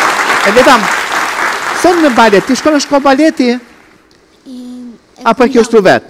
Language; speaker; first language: Albanian; native; Albanian